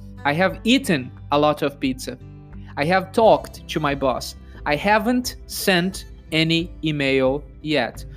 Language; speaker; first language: English; non-native, fluent; Portuguese